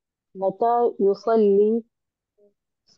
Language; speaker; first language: Arabic; non-native, learner; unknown